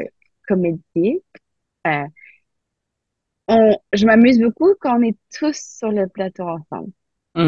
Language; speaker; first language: French; non-native, local second language; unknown